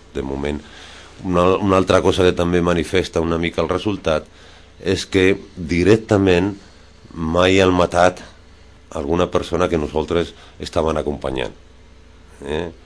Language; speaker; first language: Catalan; non-native, local second language; Spanish